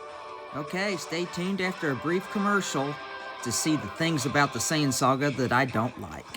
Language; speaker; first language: English; native; English